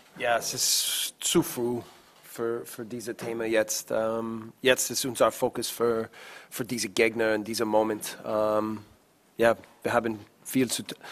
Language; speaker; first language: German; non-native, learner; English